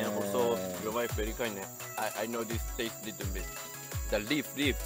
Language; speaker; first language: English; non-native, learner; Japanese